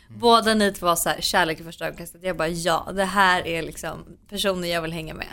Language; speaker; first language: Swedish; native; Swedish